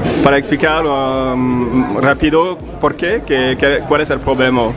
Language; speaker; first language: Spanish; non-native, learner; French